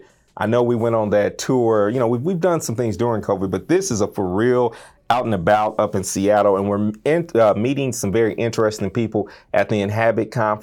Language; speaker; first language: English; native; English